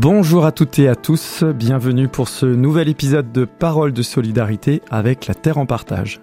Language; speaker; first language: French; native; French